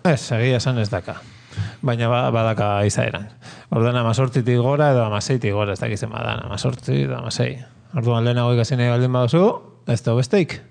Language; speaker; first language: Basque; non-native, local second language; Spanish